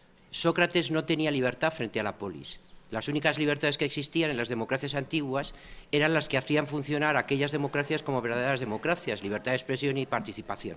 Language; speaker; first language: Spanish; native; Spanish